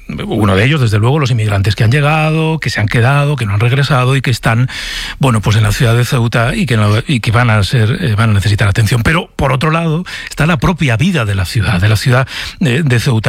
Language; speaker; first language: Spanish; native; Spanish